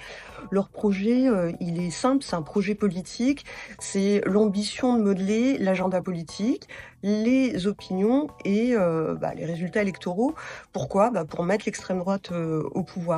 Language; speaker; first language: French; native; French